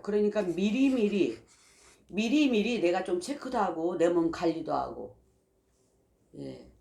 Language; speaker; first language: Korean; native; Korean